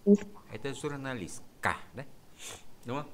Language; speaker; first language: Russian; non-native, fluent; Vietnamese